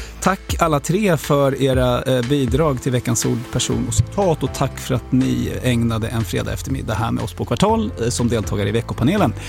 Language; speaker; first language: Swedish; native; Swedish